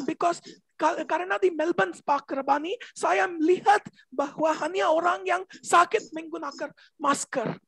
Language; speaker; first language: Indonesian; non-native, learner; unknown